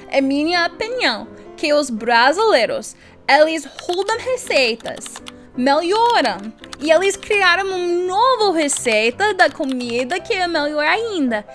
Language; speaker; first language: Portuguese; non-native, learner; English